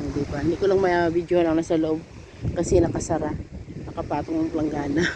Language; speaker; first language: Filipino; non-native, local second language; Masbatenyo